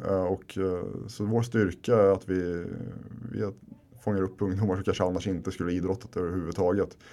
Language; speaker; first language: Swedish; early bilingual, other home language; Finnish